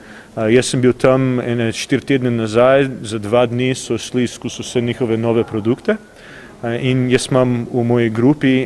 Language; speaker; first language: Slovenian; early bilingual, heritage; English